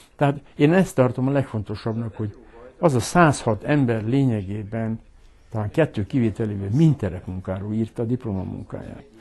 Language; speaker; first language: Hungarian; early bilingual, heritage; Hungarian